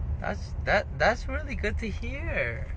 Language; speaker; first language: English; early bilingual, heritage; Korean